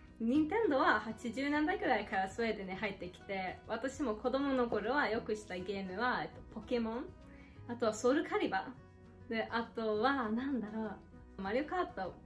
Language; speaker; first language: Japanese; non-native, fluent; Swedish